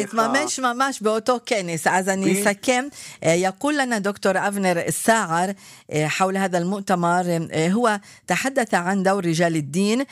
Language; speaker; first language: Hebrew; non-native, local second language; Arabic